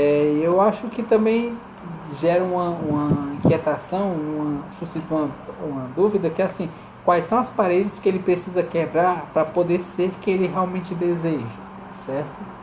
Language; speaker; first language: Portuguese; native; Portuguese